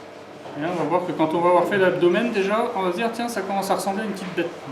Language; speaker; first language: French; native; French